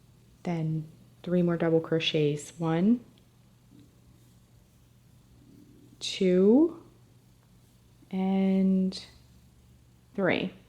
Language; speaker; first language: English; native; English